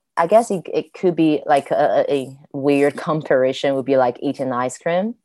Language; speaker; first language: English; non-native, fluent; Chinese